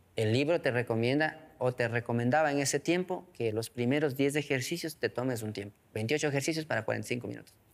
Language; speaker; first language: Spanish; non-native, local second language; Quechua